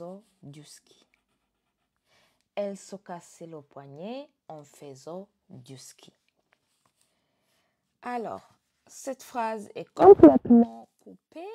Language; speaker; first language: French; non-native, fluent; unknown